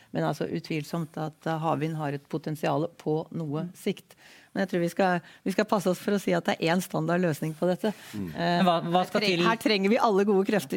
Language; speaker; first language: Norwegian; native; Norwegian